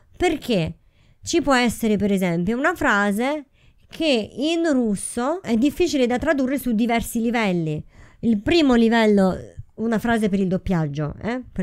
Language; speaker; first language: Italian; native; Italian